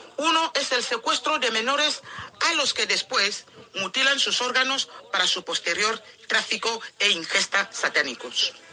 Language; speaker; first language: Spanish; non-native, local second language; Fang